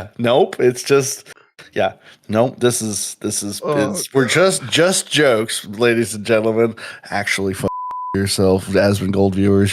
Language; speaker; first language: English; native; English